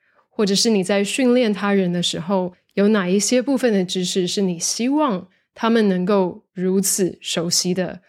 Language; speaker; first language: Chinese; native; Chinese